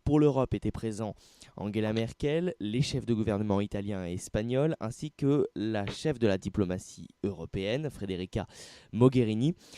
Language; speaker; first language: French; native; French